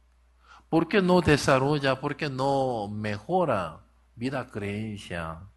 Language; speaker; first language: Spanish; non-native, learner; Korean